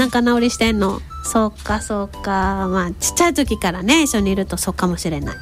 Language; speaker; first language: Japanese; native; Japanese